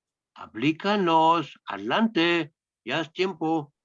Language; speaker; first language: Spanish; non-native, fluent; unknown